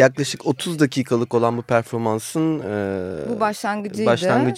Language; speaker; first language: Turkish; native; Turkish